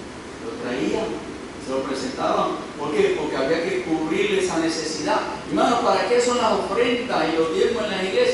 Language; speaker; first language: Spanish; native; Spanish